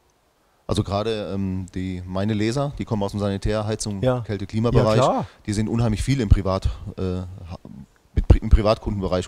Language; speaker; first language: German; native; German